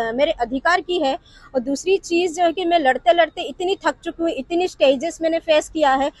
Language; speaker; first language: Hindi; non-native, local second language; Odia